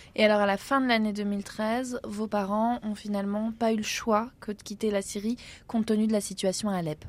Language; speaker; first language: French; native; French